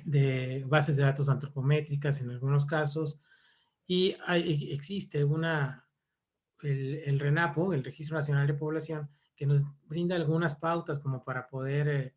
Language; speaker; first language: Spanish; native; Spanish